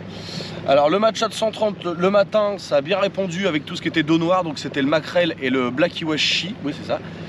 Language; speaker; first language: French; native; French